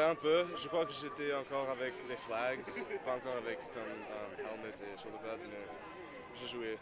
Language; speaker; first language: French; non-native, learner; English